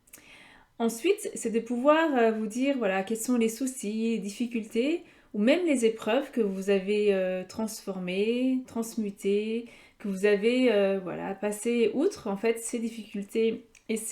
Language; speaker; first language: French; native; French